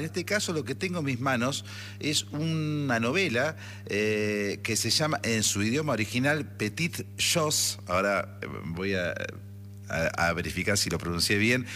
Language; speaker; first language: Spanish; native; Spanish